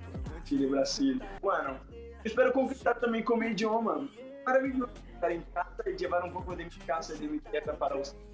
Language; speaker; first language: Spanish; non-native, fluent; Portuguese